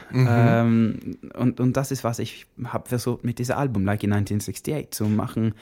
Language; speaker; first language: German; non-native, learner; Norwegian